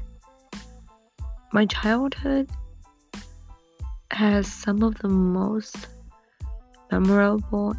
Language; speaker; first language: English; native; English